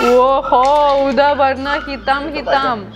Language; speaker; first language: Indonesian; non-native, learner; Russian